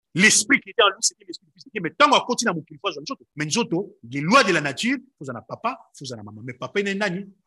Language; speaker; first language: French; non-native, local second language; Lingala